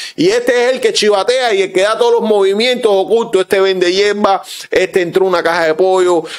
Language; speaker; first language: Spanish; native; Spanish